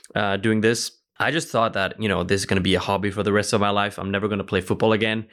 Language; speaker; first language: English; early bilingual, other home language; Norwegian